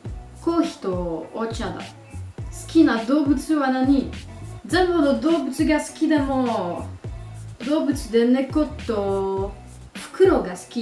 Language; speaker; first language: Japanese; non-native, learner; French